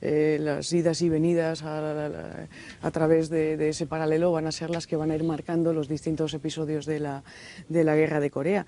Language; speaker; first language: Spanish; native; Spanish